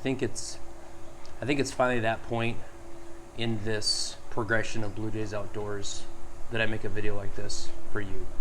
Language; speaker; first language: English; native; English